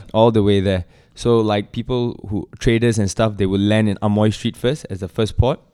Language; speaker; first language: English; native; English